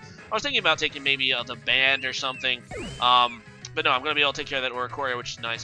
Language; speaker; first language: English; native; English